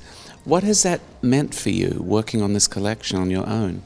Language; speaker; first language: English; native; English